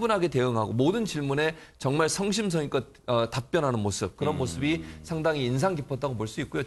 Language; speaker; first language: Korean; native; Korean